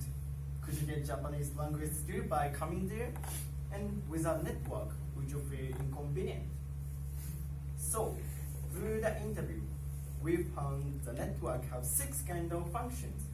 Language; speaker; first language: English; non-native, learner; Japanese